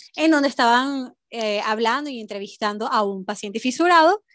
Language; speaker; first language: Spanish; native; Spanish